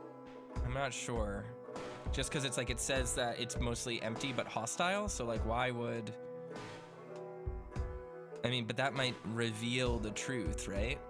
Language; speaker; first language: English; native; English